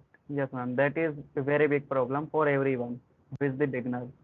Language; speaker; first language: English; non-native, learner; Hindi